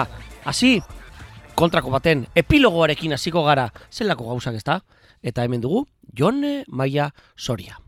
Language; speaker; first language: Basque; native; Basque